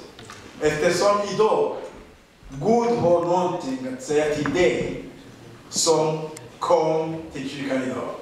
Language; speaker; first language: Swedish; non-native, learner; Rundi